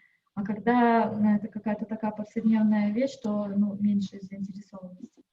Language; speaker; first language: Russian; native; Russian